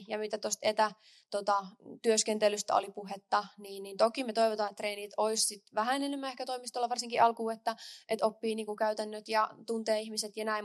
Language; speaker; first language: Finnish; native; Finnish